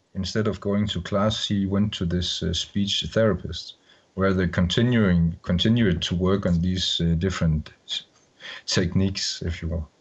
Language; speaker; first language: English; non-native, fluent; Danish